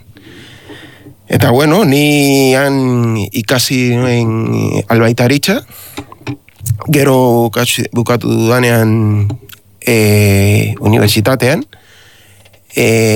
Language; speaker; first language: Basque; non-native, learner; Spanish